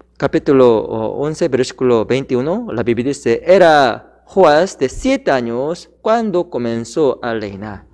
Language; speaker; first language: Spanish; non-native, learner; Korean